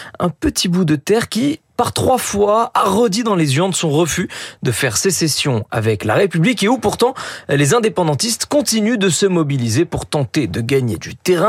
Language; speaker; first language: French; native; French